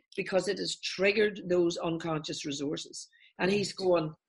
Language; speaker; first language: English; native; English